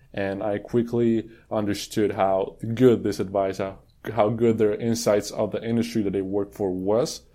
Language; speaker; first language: English; non-native, fluent; Spanish